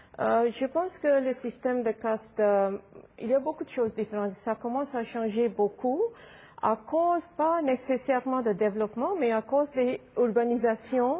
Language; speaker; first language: French; non-native, fluent; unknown